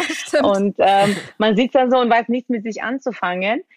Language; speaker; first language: German; early bilingual, other home language; Georgian